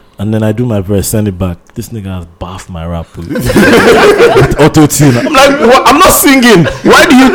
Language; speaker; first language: English; non-native, local second language; Yoruba